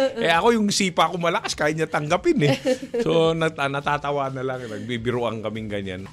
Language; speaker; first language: Filipino; non-native, local second language; Hiligaynon